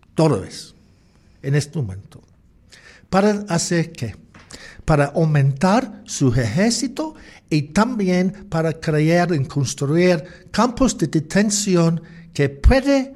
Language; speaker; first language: Spanish; non-native, learner; English